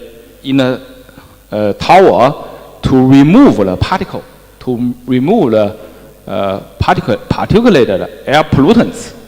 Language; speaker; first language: English; non-native, fluent; Chinese